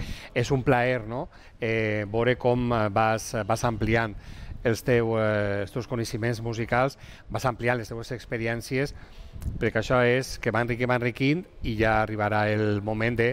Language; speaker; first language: Catalan; native; Catalan